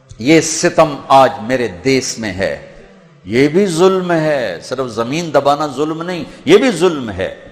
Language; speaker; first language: Urdu; non-native, local second language; Punjabi